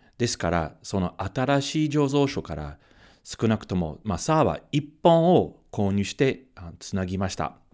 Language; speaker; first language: Japanese; non-native, fluent; English